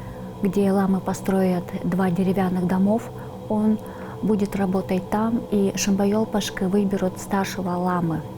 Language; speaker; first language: Russian; non-native, local second language; Tuvinian